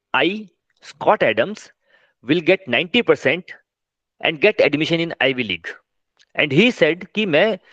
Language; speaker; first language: Hindi; non-native, local second language; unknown